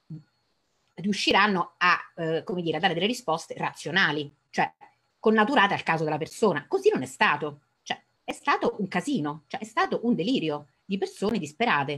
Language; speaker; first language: Italian; native; Italian